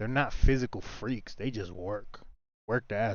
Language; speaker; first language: English; native; English